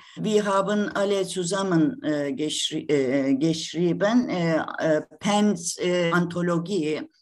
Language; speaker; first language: German; non-native, learner; Turkish